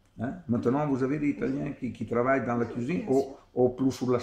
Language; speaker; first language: French; non-native, learner; Italian